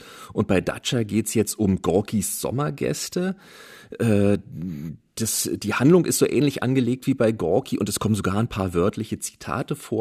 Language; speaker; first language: German; native; German